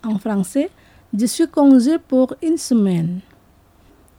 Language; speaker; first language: French; non-native, fluent; Indonesian